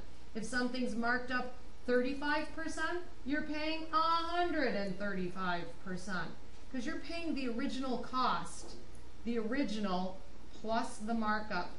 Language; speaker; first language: English; native; English